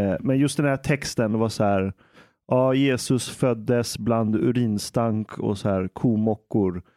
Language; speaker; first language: Swedish; early bilingual, other home language; Persian